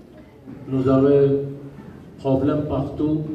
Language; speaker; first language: French; non-native, learner; Rohingya